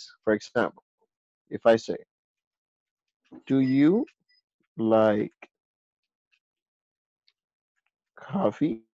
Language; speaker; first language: English; non-native, fluent; Spanish